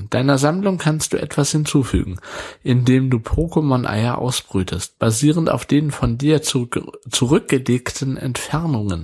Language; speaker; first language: German; native; German